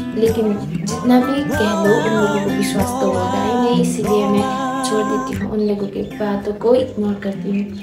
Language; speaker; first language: Hindi; non-native, local second language; Nepali